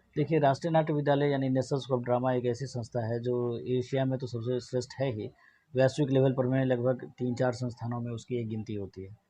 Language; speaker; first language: Hindi; non-native, local second language; Maithili